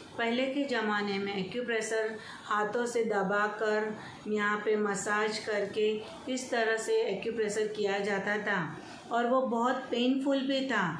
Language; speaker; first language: Hindi; non-native, local second language; Gujarati